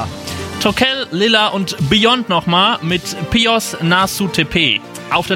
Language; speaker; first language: German; native; German